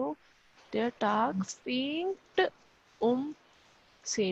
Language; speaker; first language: German; non-native, fluent; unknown